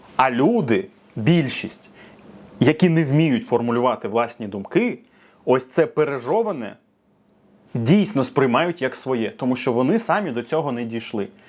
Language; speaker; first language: Ukrainian; non-native, local second language; Russian